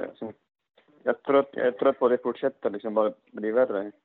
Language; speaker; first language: Swedish; non-native, fluent; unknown